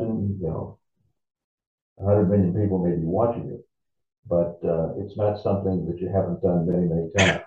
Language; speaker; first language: English; native; English